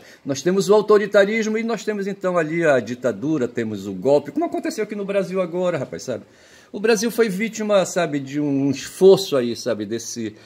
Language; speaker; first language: Portuguese; native; Portuguese